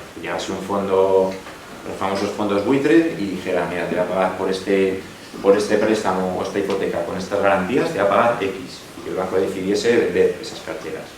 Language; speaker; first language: Spanish; native; Spanish